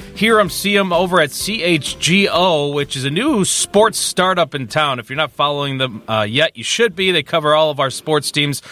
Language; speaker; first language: English; native; English